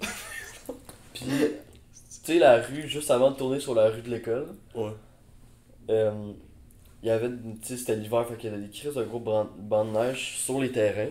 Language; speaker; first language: French; native; French